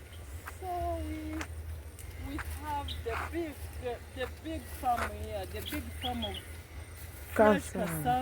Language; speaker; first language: English; non-native, local second language; Kinyarwanda